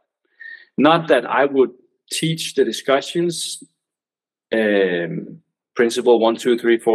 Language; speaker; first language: English; non-native, fluent; Danish